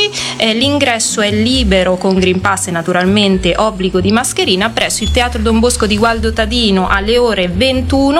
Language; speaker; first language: Italian; native; Italian